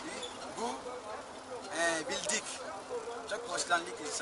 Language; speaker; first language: Turkish; non-native, learner; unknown